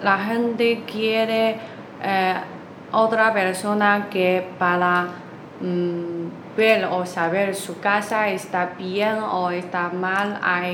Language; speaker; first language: Spanish; non-native, learner; Chinese